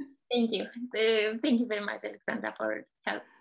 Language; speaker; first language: English; non-native, fluent; Romanian